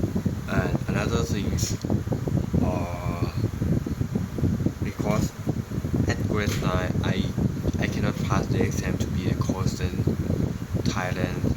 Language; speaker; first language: English; non-native, learner; Thai